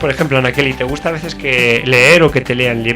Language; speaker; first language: Spanish; native; Spanish